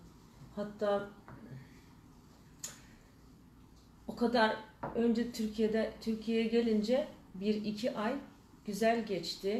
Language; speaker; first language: Turkish; early bilingual, heritage; Turkish